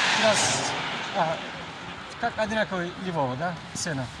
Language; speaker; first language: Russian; non-native, learner; Turkish